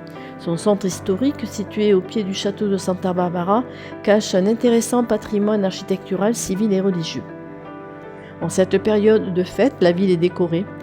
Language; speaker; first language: French; native; French